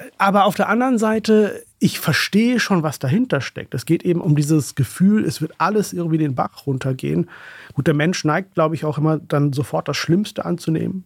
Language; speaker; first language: German; early bilingual, other home language; Urdu